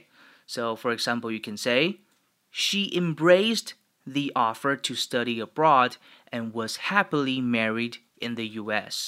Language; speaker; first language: English; non-native, fluent; Chinese